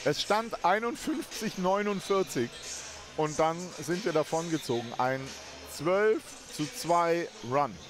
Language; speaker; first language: German; native; German